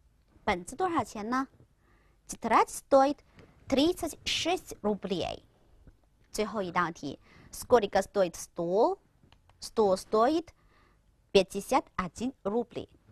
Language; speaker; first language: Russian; non-native, fluent; Chinese